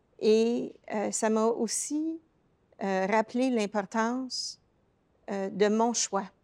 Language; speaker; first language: French; native; French